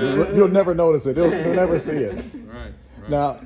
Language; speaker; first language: English; native; English